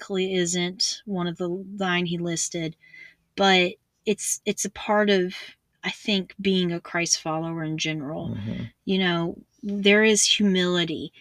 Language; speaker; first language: English; native; English